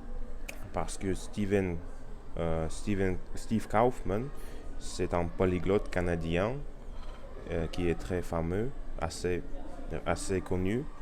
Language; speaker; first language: French; non-native, learner; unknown